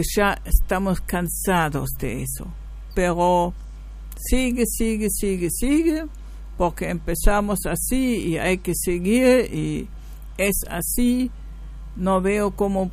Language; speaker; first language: Spanish; native; Spanish